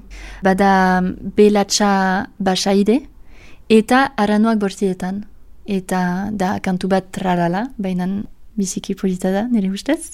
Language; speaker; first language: Basque; non-native, local second language; French